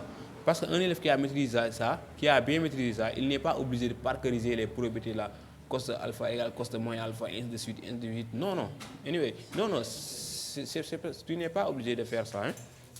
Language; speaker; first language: French; non-native, local second language; Wolof